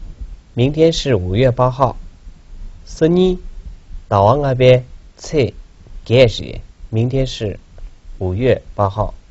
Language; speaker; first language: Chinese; non-native, local second language; Tibetan